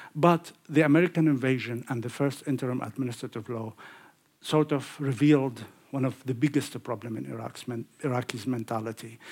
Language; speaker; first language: English; non-native, fluent; Arabic